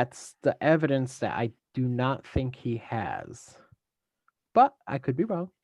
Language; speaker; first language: English; native; English